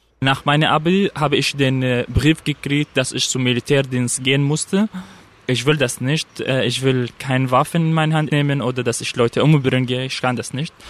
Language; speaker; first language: German; non-native, learner; Arabic